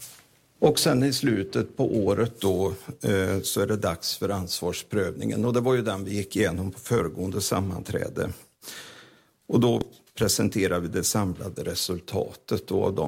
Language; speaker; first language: Swedish; native; Swedish